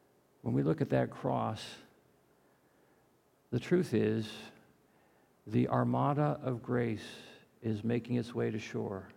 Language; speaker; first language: English; native; English